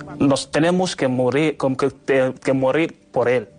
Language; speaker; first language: Spanish; non-native, learner; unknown